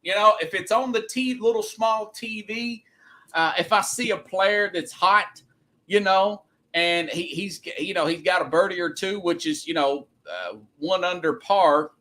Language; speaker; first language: English; native; English